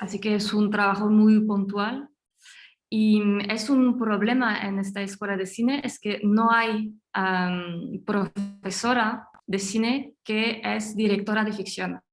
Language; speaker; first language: Spanish; non-native, fluent; French